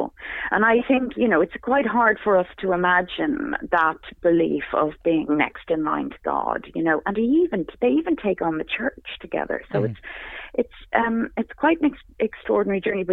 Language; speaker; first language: English; native; English